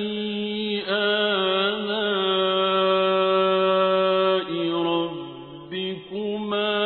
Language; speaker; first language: Arabic; native; Arabic